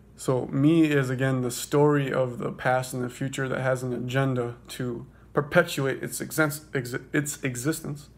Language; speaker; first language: English; native; English